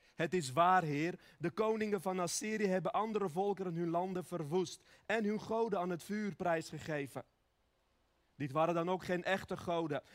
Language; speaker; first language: Dutch; early bilingual, other home language; Armenian